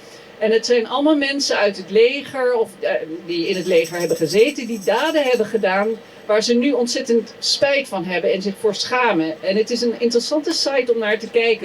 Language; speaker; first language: Dutch; native; Dutch